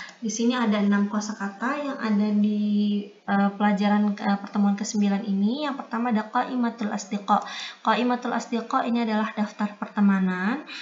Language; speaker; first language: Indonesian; native; Indonesian